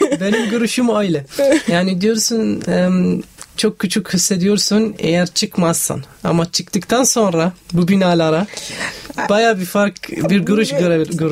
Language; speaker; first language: Turkish; non-native, learner; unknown